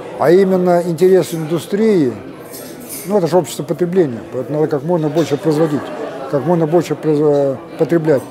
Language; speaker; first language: Russian; native; Russian